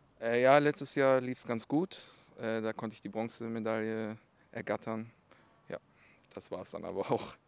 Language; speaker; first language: German; early bilingual, other home language; Russian